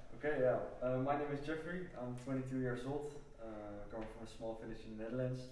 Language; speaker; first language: English; non-native, fluent; Dutch